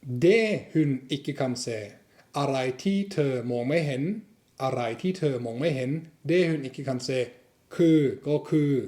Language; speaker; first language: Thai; non-native, fluent; Norwegian